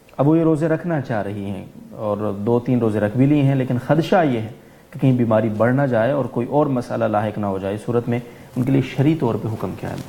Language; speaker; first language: Urdu; native; Urdu